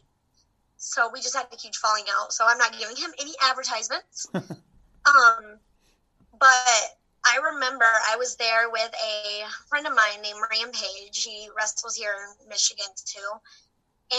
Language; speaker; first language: English; native; English